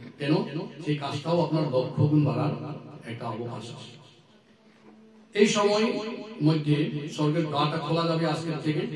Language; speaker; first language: Bangla; non-native, learner; Assamese